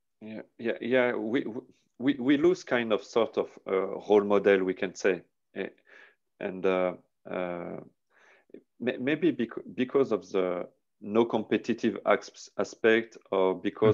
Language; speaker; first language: English; non-native, learner; French